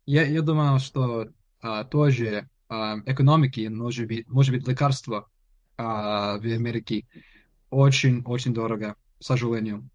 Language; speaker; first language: Russian; non-native, learner; English